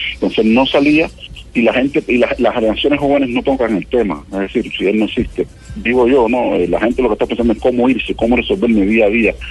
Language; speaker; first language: Spanish; native; Spanish